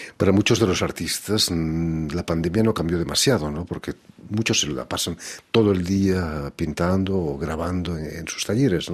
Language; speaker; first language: Spanish; native; Spanish